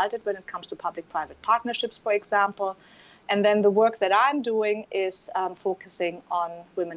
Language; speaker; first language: English; non-native, fluent; German